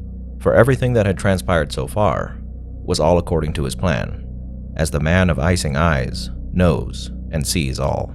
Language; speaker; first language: English; native; English